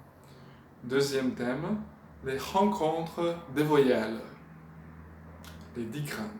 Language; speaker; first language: French; non-native, fluent; Portuguese